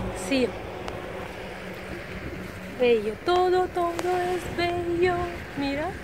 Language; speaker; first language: Spanish; non-native, learner; Russian